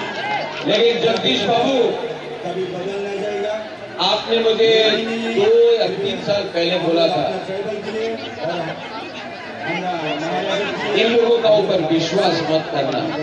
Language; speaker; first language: Hindi; non-native, local second language; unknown